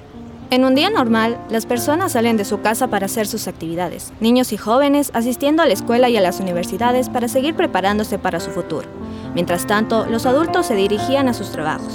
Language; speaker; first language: Spanish; native; Spanish